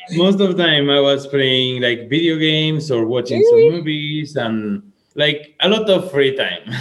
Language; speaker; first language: English; non-native, fluent; Spanish